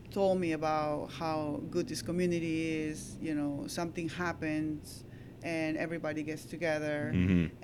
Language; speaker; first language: English; non-native, fluent; Spanish